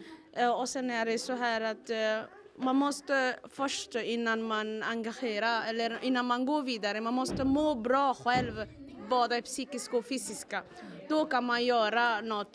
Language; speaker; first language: Swedish; non-native, fluent; Somali